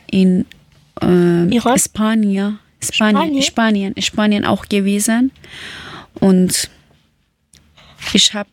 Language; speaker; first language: German; non-native, learner; Persian